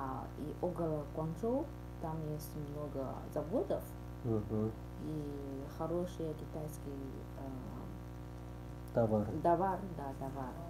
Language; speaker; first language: Russian; non-native, learner; Chinese